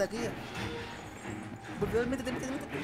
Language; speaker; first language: Spanish; native; Spanish